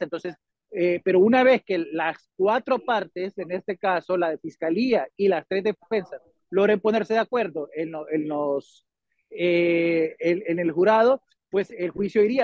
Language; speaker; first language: Spanish; native; Spanish